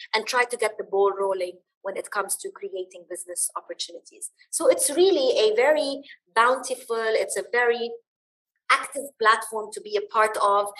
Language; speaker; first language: English; early bilingual, other home language; Arabic